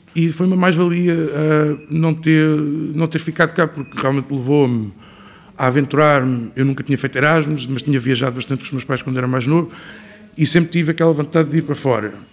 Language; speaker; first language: Portuguese; native; Portuguese